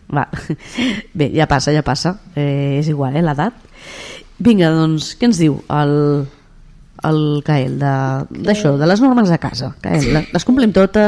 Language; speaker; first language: Catalan; native; Catalan